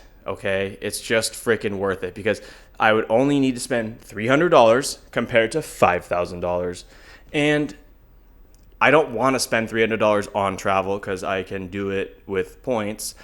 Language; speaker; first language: English; native; English